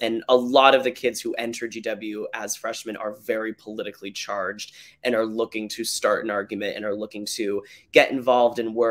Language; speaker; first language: English; native; English